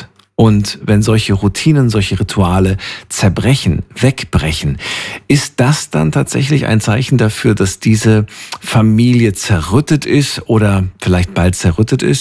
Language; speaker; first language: German; native; German